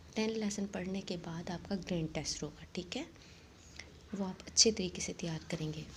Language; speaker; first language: Hindi; non-native, local second language; Saraiki